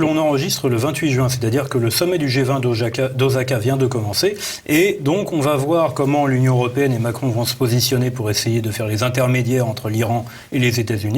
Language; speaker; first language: French; native; French